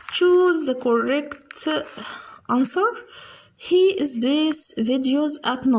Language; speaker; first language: English; non-native, learner; Arabic